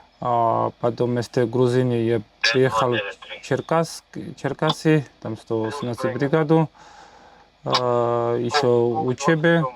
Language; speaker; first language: Russian; non-native, learner; Georgian